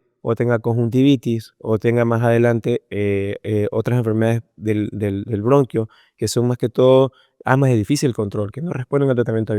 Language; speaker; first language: Spanish; native; Spanish